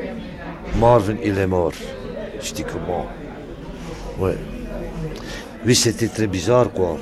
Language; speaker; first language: French; non-native, local second language; Dutch